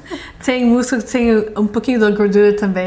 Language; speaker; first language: Portuguese; early bilingual, heritage; Portuguese